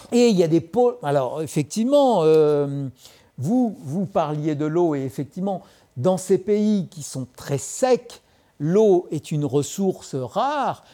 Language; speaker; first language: French; native; French